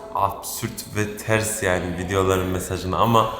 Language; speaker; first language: Turkish; native; Turkish